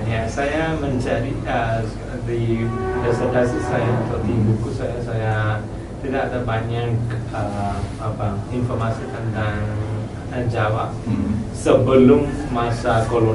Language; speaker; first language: Indonesian; non-native, learner; Malayalam